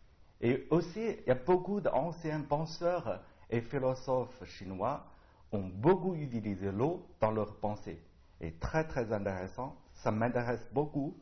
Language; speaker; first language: French; non-native, learner; Chinese